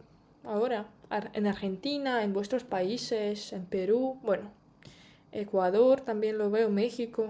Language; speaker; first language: Spanish; non-native, fluent; Russian